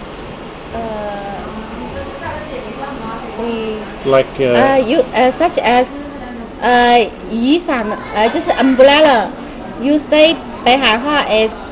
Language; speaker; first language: English; non-native, learner; Chinese